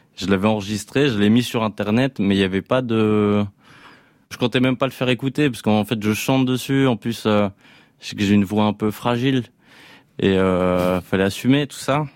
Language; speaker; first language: French; native; French